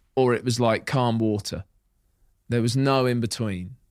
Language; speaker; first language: English; native; English